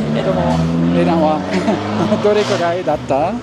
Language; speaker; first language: Japanese; non-native, learner; English